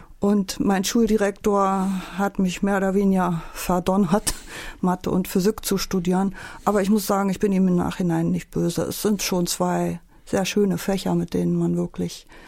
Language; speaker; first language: German; native; German